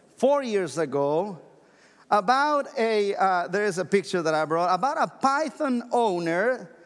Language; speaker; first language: English; non-native, fluent; Spanish